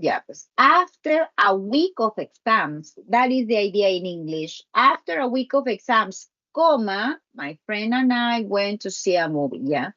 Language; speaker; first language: English; non-native, learner; Spanish